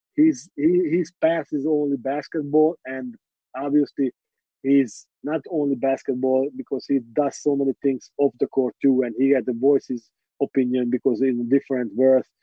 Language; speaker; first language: English; non-native, fluent; Hungarian